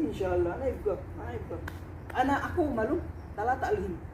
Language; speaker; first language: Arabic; non-native, learner; Filipino